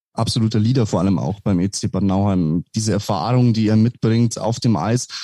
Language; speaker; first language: German; native; German